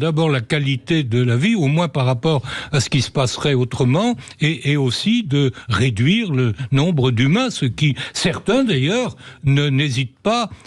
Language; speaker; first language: French; native; French